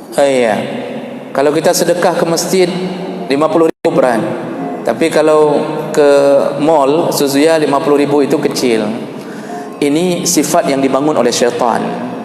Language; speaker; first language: Malay; non-native, local second language; Achinese